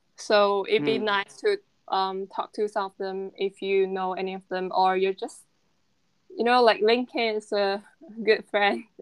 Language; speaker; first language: English; non-native, fluent; Chinese